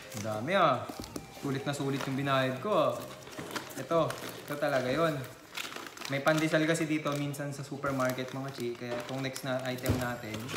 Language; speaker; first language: Filipino; native; Filipino